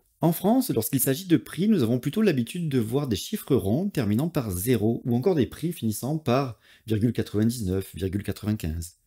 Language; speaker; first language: French; native; French